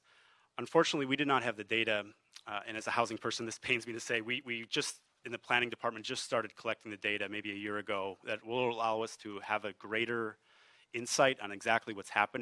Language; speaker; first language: English; native; English